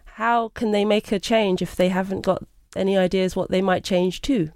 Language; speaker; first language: English; native; English